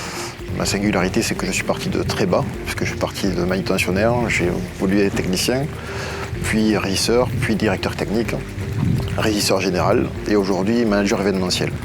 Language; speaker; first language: French; native; French